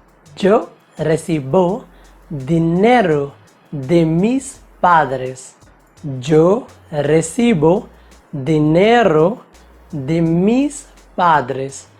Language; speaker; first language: Spanish; non-native, fluent; Hindi